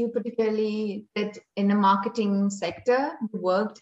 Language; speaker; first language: English; non-native, local second language; Hindi